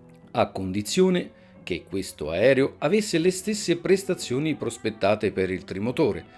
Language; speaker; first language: Italian; native; Italian